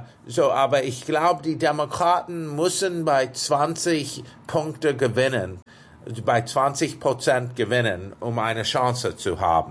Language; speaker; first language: German; non-native, fluent; English